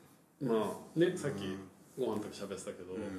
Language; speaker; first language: Japanese; native; Japanese